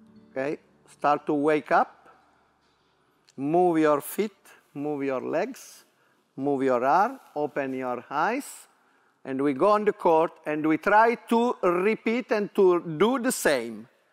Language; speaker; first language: English; non-native, fluent; Italian